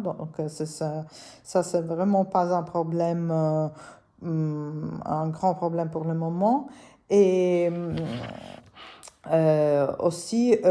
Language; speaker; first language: French; non-native, fluent; Italian